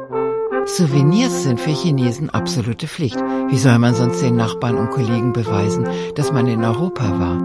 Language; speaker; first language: German; native; German